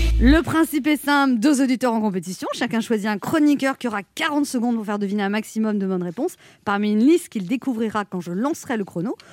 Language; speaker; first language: French; native; French